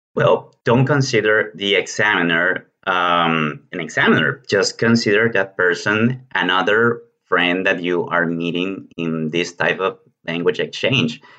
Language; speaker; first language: English; non-native, fluent; Spanish